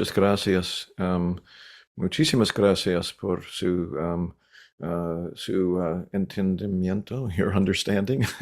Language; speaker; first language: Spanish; non-native, learner; English